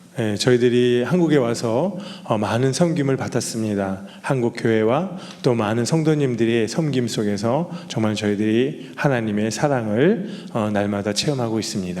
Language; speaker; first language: Korean; native; Korean